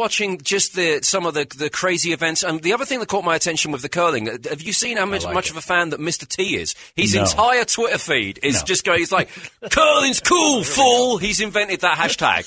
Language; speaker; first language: English; native; English